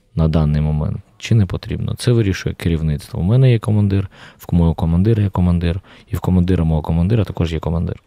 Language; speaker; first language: Ukrainian; native; Ukrainian